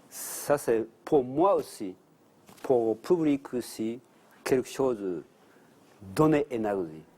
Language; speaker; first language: French; non-native, learner; Japanese